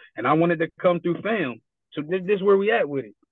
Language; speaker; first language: English; native; English